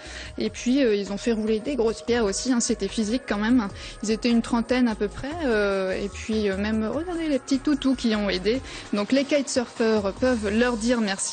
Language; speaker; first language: French; native; French